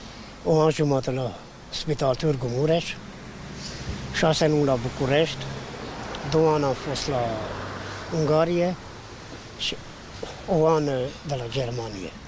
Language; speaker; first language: Romanian; non-native, local second language; Hungarian